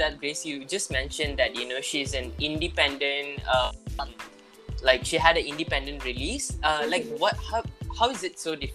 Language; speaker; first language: English; non-native, local second language; Tamil